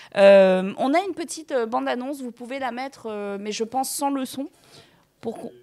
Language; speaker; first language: French; native; French